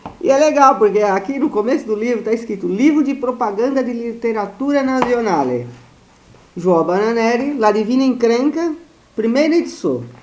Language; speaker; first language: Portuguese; native; Portuguese